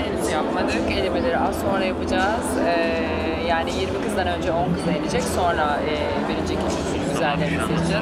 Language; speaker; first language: Turkish; native; Turkish